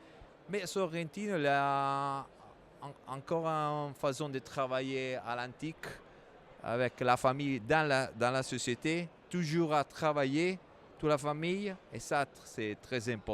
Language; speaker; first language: French; non-native, fluent; Italian